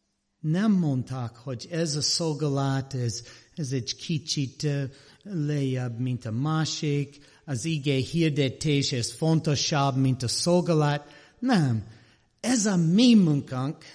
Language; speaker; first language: Hungarian; non-native, learner; English